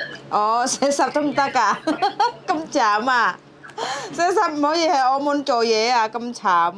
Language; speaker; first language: Cantonese; non-native, learner; Javanese